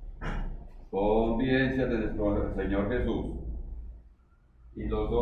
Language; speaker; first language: Spanish; native; Spanish